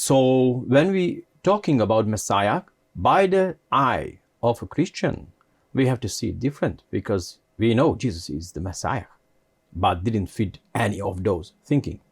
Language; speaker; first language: English; non-native, fluent; Hungarian